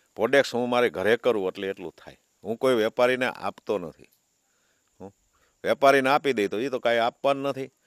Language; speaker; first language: Gujarati; native; Gujarati